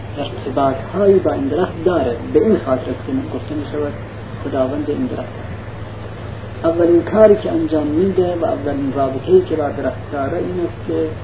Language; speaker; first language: Persian; non-native, local second language; Central Kurdish